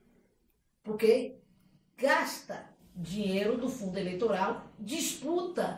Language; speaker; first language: Portuguese; native; Portuguese